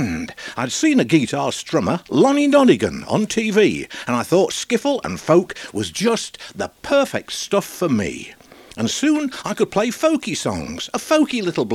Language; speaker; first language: English; native; English